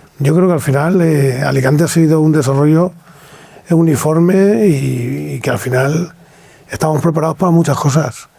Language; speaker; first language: Spanish; native; Spanish